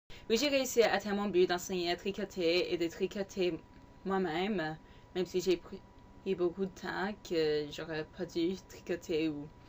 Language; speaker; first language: French; non-native, local second language; English